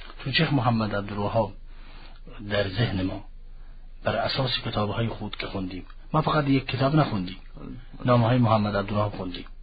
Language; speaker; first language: Persian; non-native, fluent; Arabic